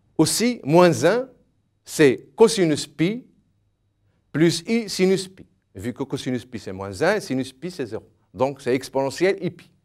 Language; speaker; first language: French; non-native, local second language; Arabic